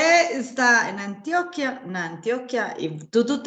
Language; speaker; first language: Portuguese; non-native, learner; Spanish